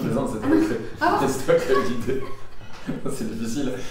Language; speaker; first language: French; native; French